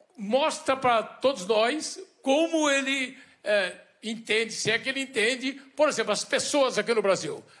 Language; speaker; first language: Portuguese; native; Portuguese